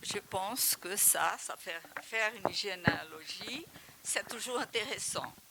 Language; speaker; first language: French; non-native, fluent; Portuguese